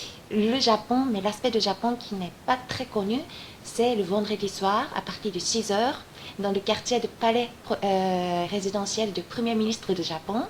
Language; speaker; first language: French; non-native, fluent; Japanese